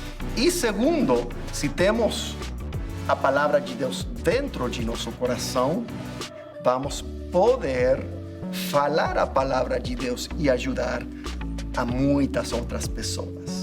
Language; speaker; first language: Portuguese; non-native, fluent; English